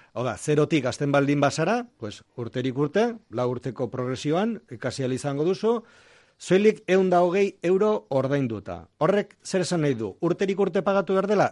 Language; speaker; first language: Basque; non-native, local second language; Spanish